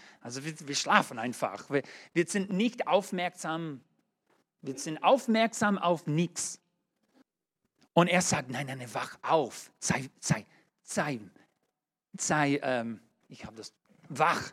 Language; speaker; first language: German; non-native, learner; English